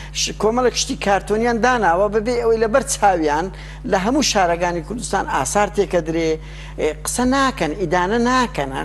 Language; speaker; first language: Central Kurdish; native; Central Kurdish